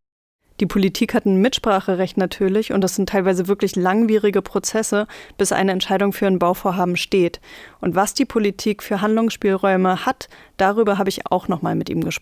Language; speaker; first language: German; native; German